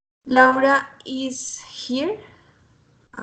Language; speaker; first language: English; non-native, fluent; Spanish